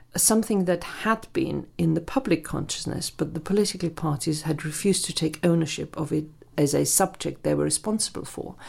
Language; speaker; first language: English; non-native, fluent; German